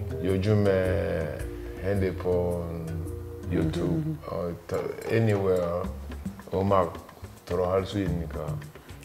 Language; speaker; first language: Korean; non-native, learner; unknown